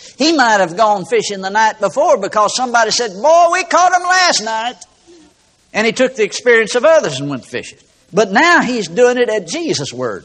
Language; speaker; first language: English; native; English